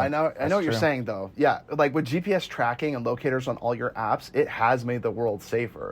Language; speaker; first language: English; native; English